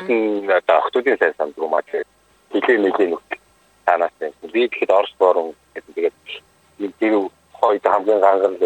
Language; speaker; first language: Mongolian; native; Mongolian